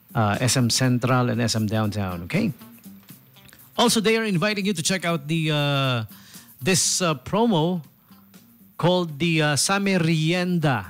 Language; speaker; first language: English; non-native, local second language; Filipino